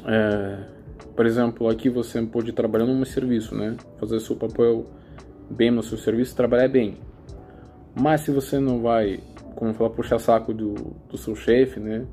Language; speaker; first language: Portuguese; non-native, learner; Russian